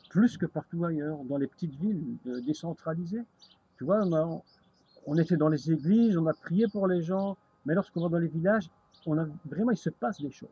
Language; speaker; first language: French; native; French